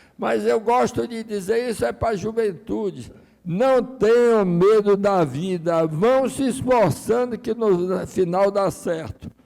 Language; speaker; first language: Portuguese; early bilingual, other home language; Russian